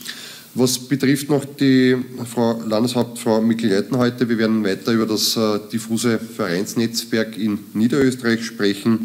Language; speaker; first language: German; native; German